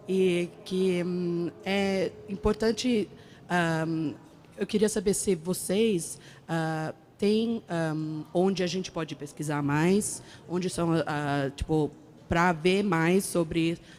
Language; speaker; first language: Portuguese; non-native, fluent; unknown